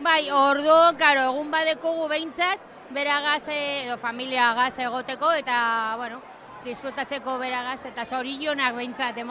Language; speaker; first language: Basque; non-native, local second language; Spanish